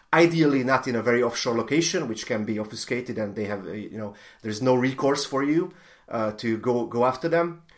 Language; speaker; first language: English; non-native, fluent; Hungarian